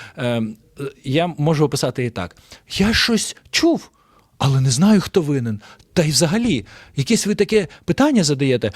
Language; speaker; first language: Ukrainian; non-native, local second language; Russian